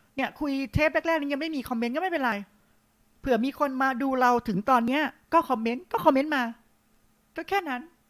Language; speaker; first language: Thai; native; Thai